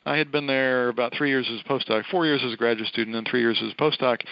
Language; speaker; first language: English; native; English